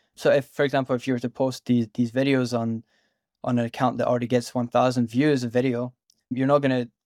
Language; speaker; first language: English; native; English